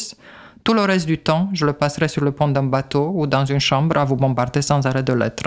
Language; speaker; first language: French; native; French